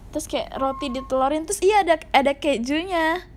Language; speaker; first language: Indonesian; native; Indonesian